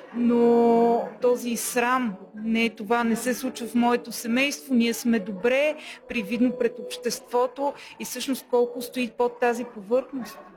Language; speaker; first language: Bulgarian; native; Bulgarian